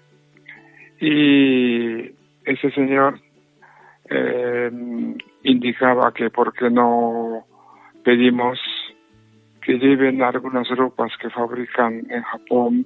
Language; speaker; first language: Spanish; non-native, fluent; Japanese